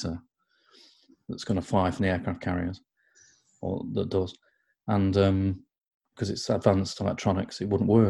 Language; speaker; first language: English; native; English